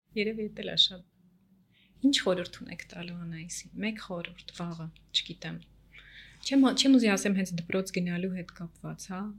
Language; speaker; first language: Armenian; native; Armenian